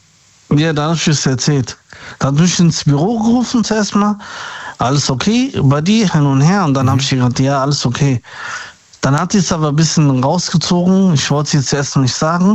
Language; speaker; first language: German; native; German